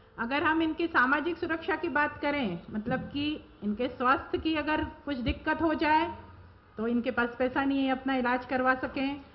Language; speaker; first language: Hindi; native; Hindi